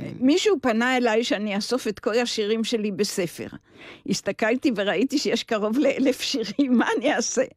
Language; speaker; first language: Hebrew; native; Hebrew